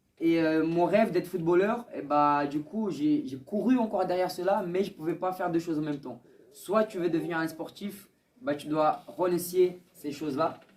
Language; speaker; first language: French; early bilingual, other home language; Portuguese